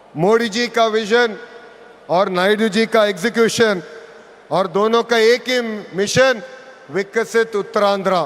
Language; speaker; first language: Hindi; non-native, local second language; Telugu